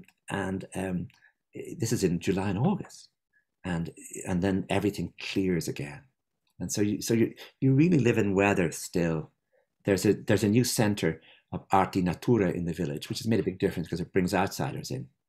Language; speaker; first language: English; native; English